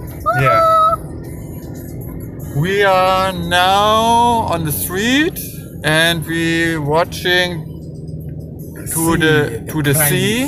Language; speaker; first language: English; non-native, learner; German